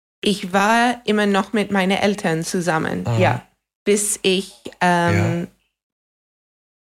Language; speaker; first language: German; non-native, fluent; English